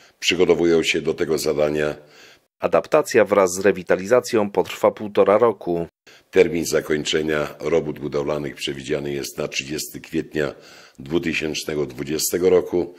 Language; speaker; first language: Polish; native; Polish